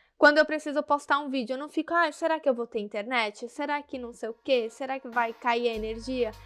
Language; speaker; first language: Portuguese; native; Portuguese